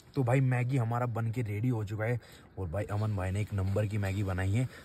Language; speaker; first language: Hindi; native; Hindi